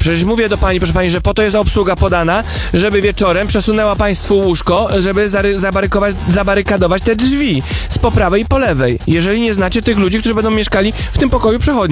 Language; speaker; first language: Polish; native; Polish